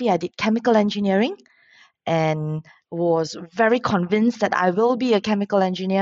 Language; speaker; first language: English; non-native, local second language; Min Nan Chinese